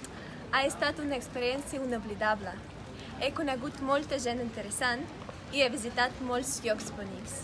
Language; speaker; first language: Catalan; non-native, learner; Russian